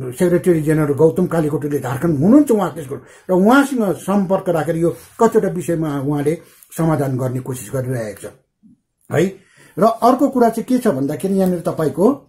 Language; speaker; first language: Nepali; native; Nepali